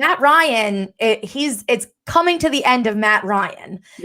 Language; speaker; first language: English; native; English